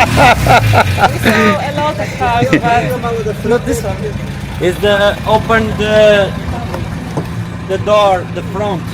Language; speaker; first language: English; non-native, learner; Portuguese